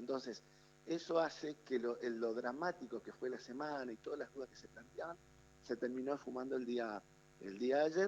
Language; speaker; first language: Spanish; native; Spanish